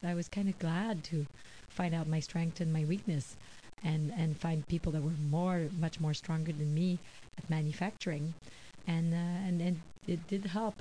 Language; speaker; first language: English; native; English